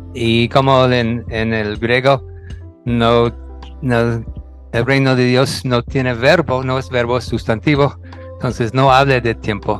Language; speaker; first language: Spanish; non-native, fluent; English